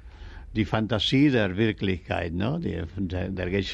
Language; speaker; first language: German; early bilingual, heritage; German